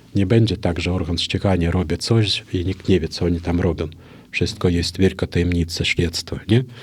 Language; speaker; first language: Polish; non-native, fluent; Russian